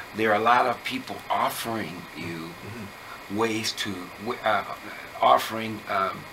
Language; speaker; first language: English; native; English